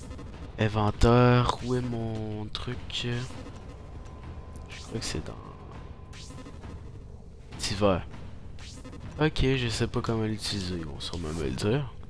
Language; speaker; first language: French; native; French